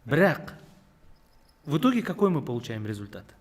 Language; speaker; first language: Russian; non-native, local second language; Kazakh